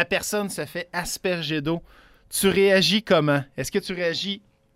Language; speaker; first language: French; native; French